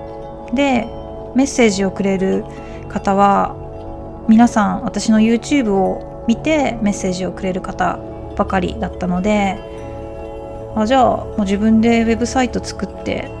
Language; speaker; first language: Japanese; native; Japanese